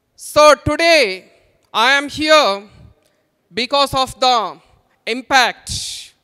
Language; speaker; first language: English; non-native, local second language; Telugu